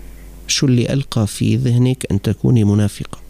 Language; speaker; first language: Arabic; native; Arabic